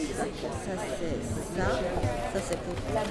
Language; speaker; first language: French; non-native, learner; Japanese